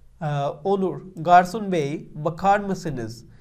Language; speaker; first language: Turkish; non-native, learner; Urdu